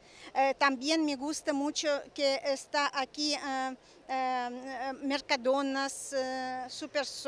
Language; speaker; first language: Spanish; non-native, learner; Russian